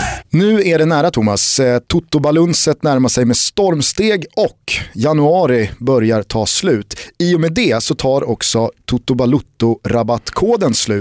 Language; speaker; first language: Swedish; native; Swedish